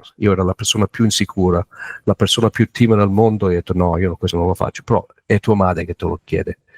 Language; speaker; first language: Italian; non-native, fluent; English